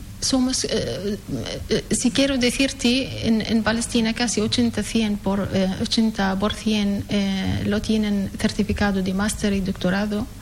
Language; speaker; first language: Spanish; non-native, learner; Arabic